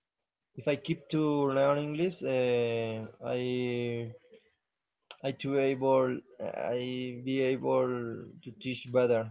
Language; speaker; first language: English; non-native, learner; Spanish